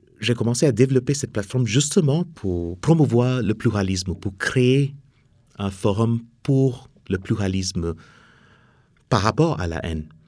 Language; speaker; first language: French; non-native, fluent; English